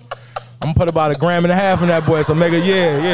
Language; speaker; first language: English; native; English